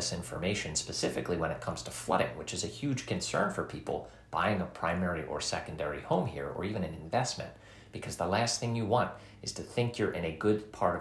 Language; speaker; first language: English; native; English